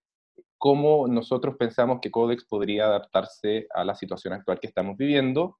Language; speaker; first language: Spanish; native; Spanish